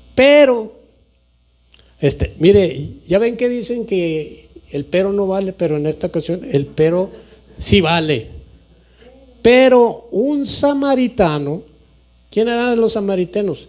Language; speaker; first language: Spanish; native; Spanish